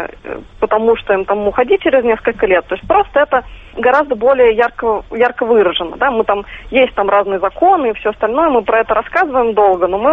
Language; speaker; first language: Russian; native; Russian